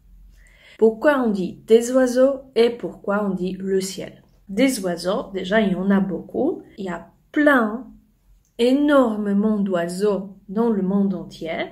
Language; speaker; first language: French; non-native, fluent; Polish